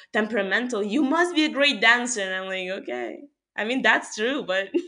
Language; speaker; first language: English; non-native, fluent; Hungarian